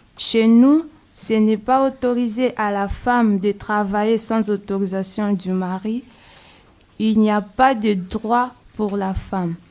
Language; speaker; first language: French; non-native, local second language; Lingala